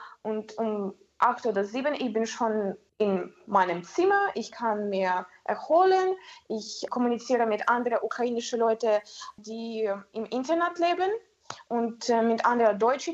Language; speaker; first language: German; non-native, learner; Ukrainian